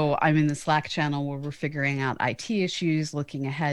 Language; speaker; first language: English; native; English